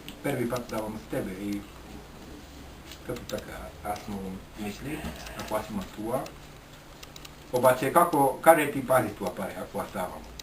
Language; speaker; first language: Bulgarian; non-native, learner; Finnish